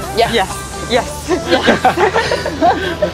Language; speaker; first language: English; non-native, fluent; Russian